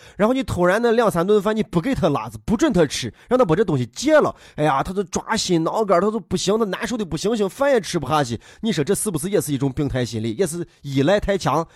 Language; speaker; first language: Chinese; native; Chinese